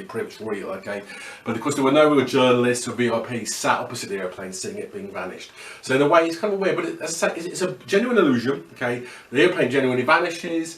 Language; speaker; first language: English; native; English